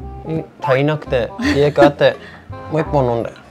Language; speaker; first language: Japanese; non-native, learner; Vietnamese